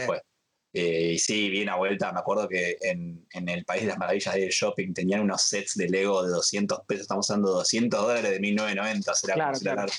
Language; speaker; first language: Spanish; native; Spanish